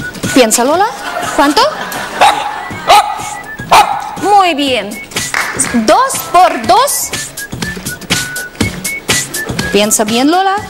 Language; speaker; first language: Spanish; non-native, learner; Russian